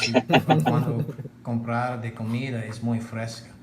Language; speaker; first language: Spanish; non-native, learner; English